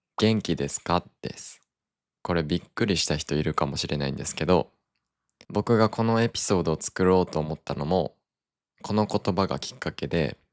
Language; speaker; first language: Japanese; native; Japanese